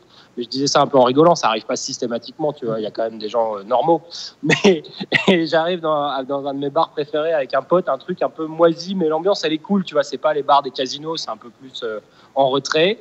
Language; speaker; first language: French; native; French